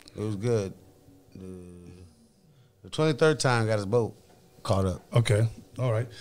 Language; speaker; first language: English; native; English